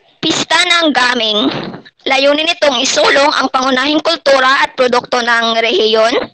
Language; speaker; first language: Filipino; non-native, local second language; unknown